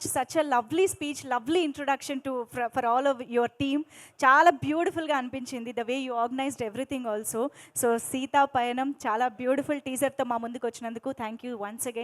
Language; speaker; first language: Telugu; native; Telugu